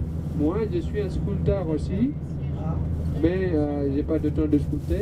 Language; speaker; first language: French; non-native, learner; Balinese